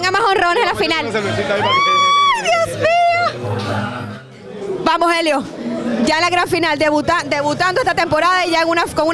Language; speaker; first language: Spanish; native; Spanish